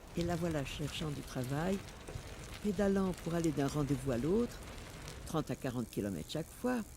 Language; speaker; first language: French; native; French